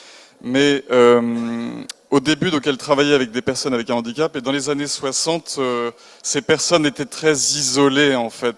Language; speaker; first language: French; native; French